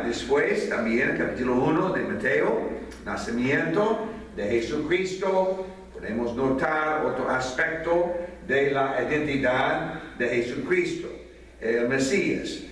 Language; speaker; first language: Spanish; non-native, fluent; English